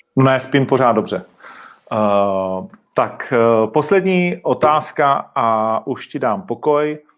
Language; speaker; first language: Czech; native; Czech